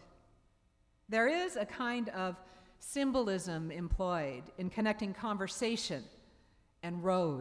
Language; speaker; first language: English; native; English